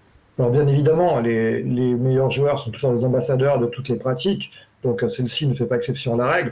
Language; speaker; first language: French; native; French